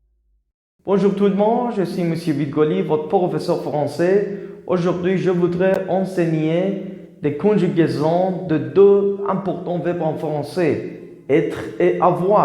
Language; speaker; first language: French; non-native, learner; Persian